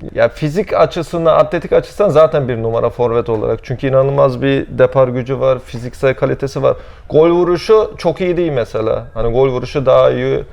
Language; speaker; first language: Turkish; early bilingual, heritage; Turkish